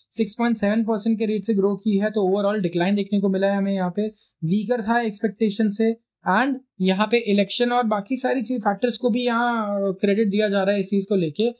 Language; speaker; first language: Hindi; native; Hindi